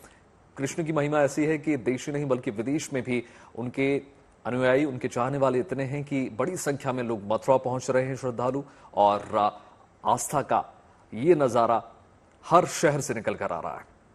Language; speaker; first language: Hindi; native; Hindi